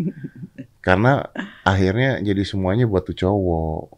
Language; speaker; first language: Indonesian; native; Indonesian